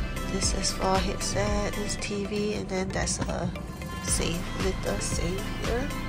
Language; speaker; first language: English; non-native, local second language; Chinese